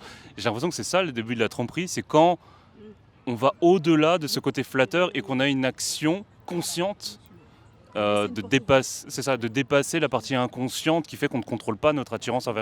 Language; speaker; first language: French; native; French